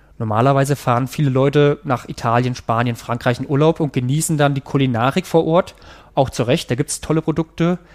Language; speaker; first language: German; native; German